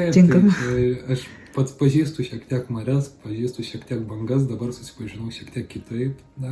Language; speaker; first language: Lithuanian; native; Lithuanian